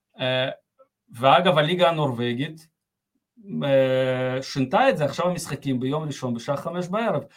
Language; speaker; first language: Hebrew; early bilingual, other home language; Russian